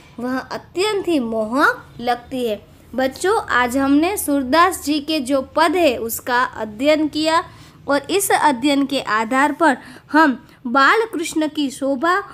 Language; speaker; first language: Hindi; non-native, local second language; Gujarati